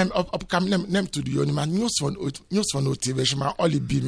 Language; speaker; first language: Hungarian; non-native, learner; Yoruba